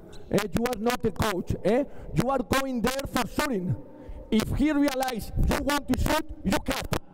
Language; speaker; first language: English; non-native, learner; Spanish